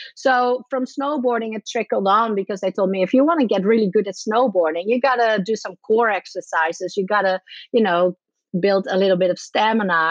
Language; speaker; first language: English; non-native, fluent; Dutch